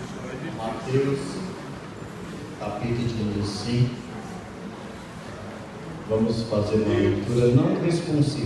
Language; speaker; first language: Portuguese; native; Portuguese